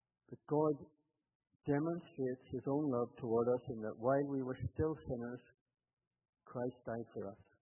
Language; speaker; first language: English; native; English